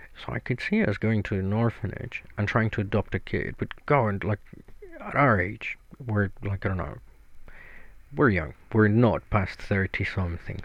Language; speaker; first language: English; non-native, fluent; Spanish